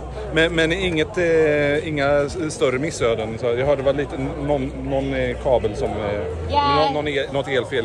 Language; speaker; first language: Swedish; native; Swedish